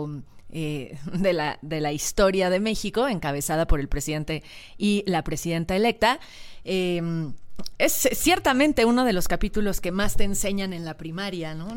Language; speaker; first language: Spanish; native; Spanish